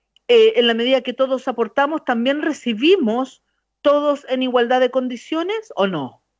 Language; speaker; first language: Spanish; native; Spanish